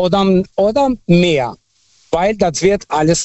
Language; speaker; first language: German; early bilingual, other home language; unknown